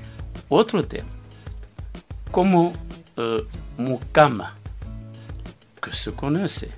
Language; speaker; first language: Spanish; non-native, fluent; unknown